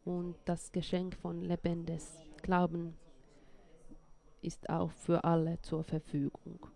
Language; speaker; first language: German; non-native, fluent; Finnish